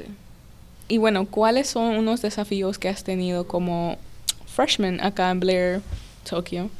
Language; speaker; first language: Spanish; early bilingual, heritage; English